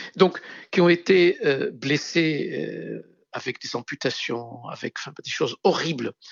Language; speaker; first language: French; non-native, local second language; Arabic